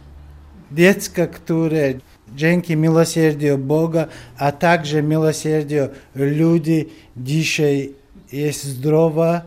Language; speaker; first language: Polish; non-native, learner; Chechen